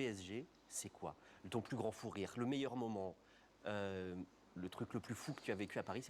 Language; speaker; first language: French; native; French